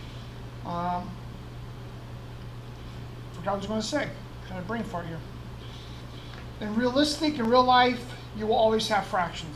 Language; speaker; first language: English; native; English